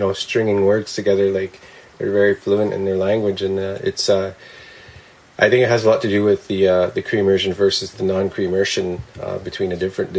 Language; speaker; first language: English; non-native, local second language; Cree